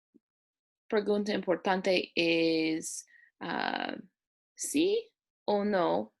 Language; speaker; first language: Spanish; non-native, learner; English